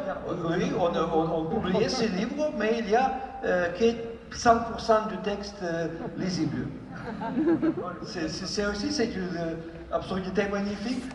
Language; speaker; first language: French; non-native, fluent; Ukrainian